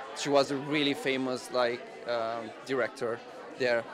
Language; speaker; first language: English; non-native, fluent; Italian